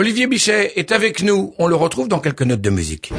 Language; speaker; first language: French; native; French